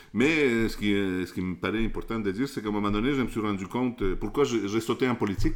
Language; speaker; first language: French; non-native, fluent; Spanish